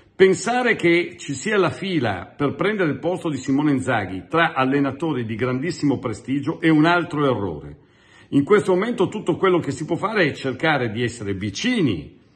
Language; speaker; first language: Italian; native; Italian